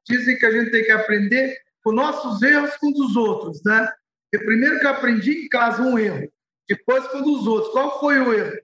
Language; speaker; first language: Portuguese; early bilingual, other home language; Arabic